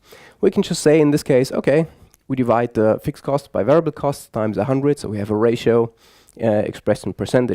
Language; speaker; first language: English; non-native, fluent; German